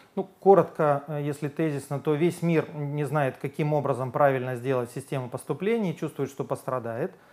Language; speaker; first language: Russian; native; Russian